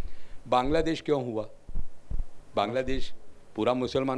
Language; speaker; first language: Hindi; non-native, local second language; Marathi